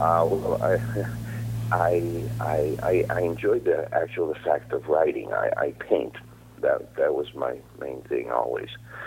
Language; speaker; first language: English; non-native, fluent; Hebrew